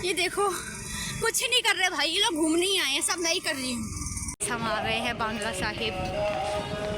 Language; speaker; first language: Hindi; native; Hindi